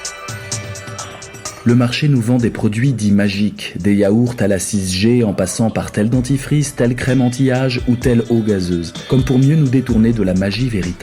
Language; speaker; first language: French; native; French